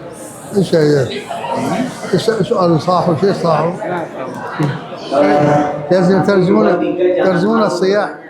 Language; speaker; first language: Arabic; native; Arabic